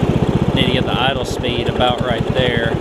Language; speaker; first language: English; native; English